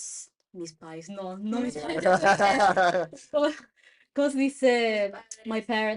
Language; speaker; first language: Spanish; non-native, learner; English